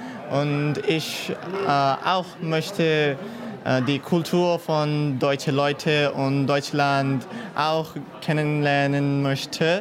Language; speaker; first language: German; non-native, learner; Bangla